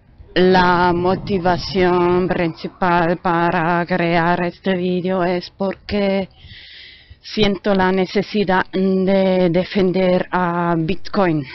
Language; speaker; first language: Spanish; non-native, learner; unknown